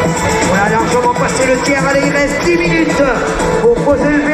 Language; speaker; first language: French; native; French